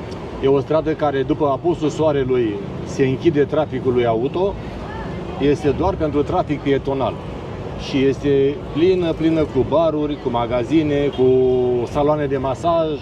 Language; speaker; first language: Romanian; native; Romanian